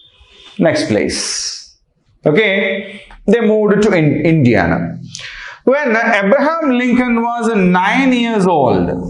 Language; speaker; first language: English; non-native, local second language; Telugu